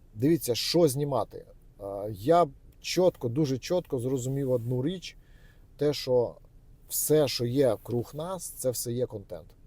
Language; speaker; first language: Ukrainian; native; Ukrainian